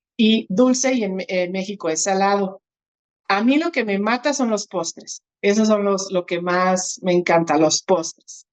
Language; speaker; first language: Spanish; early bilingual, other home language; Portuguese